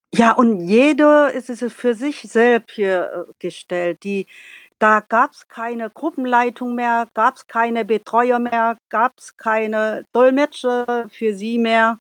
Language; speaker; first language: German; non-native, learner; Vietnamese